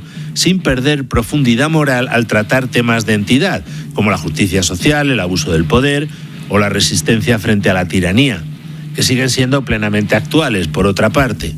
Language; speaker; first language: Spanish; native; Spanish